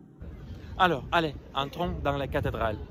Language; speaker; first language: French; non-native, fluent; Russian